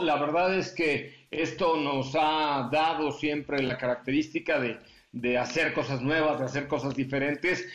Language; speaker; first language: Spanish; native; Spanish